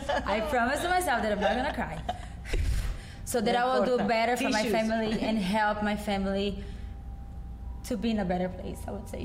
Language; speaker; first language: English; non-native, fluent; Portuguese